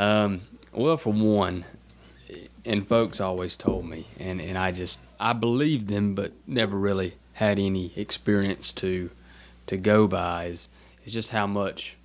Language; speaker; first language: English; native; English